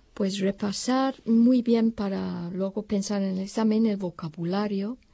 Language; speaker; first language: Spanish; non-native, fluent; English